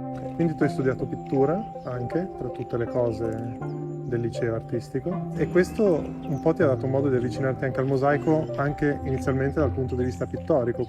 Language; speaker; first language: Italian; native; Italian